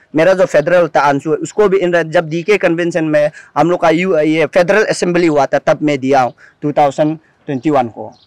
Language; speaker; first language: Hindi; non-native, local second language; Nyishi